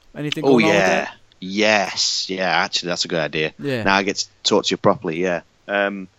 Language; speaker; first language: English; native; English